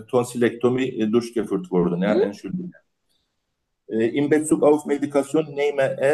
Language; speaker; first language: German; non-native, learner; Turkish